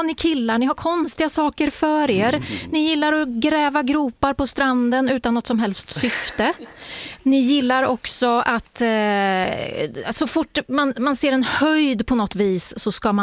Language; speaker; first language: Swedish; native; Swedish